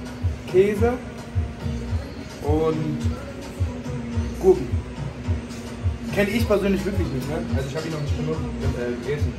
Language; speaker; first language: German; native; German